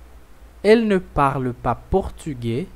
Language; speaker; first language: French; non-native, fluent; Portuguese